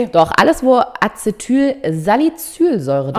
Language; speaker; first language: German; native; German